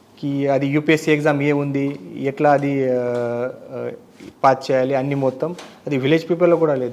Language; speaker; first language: Telugu; non-native, local second language; Marathi